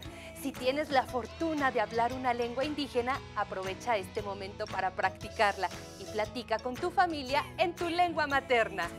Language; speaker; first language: Spanish; native; Spanish